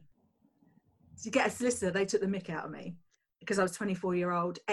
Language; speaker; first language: English; native; English